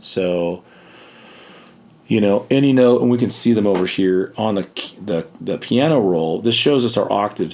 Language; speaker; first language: English; native; English